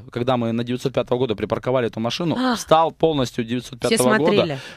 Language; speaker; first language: Russian; native; Russian